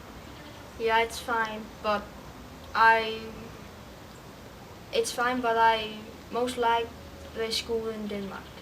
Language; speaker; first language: English; non-native, learner; Danish